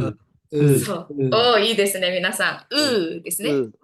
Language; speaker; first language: Japanese; non-native, fluent; Indonesian